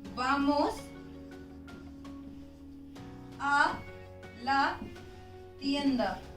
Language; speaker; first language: Spanish; non-native, fluent; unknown